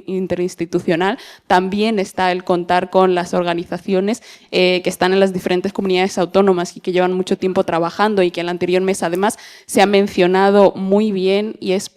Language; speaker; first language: Spanish; native; Spanish